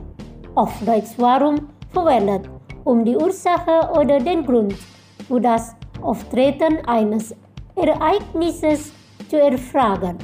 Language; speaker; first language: German; non-native, fluent; Indonesian